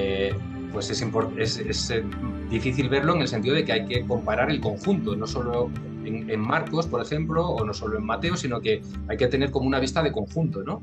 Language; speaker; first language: Spanish; native; Spanish